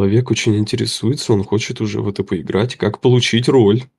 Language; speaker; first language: Russian; native; Russian